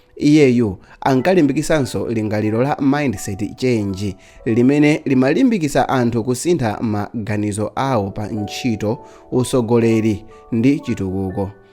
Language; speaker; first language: Nyanja; native; Nyanja